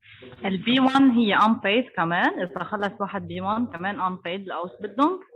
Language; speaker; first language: Arabic; native; Arabic